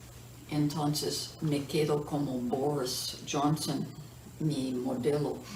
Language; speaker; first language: Spanish; non-native, fluent; English